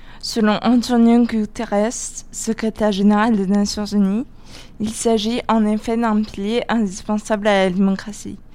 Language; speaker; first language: French; non-native, fluent; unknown